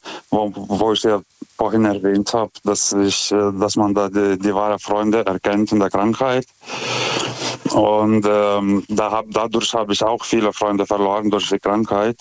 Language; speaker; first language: German; non-native, fluent; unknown